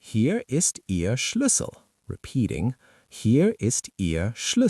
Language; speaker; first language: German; non-native, learner; English